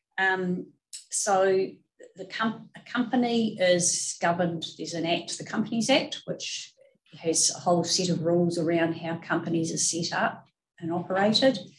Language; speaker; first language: English; native; English